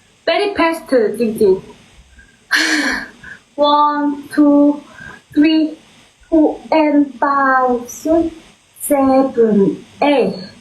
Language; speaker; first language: English; non-native, learner; Korean